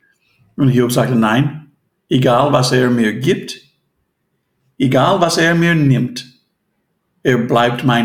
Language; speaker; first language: German; non-native, fluent; English